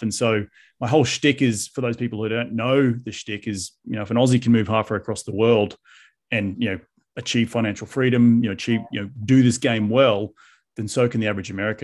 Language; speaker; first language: English; native; English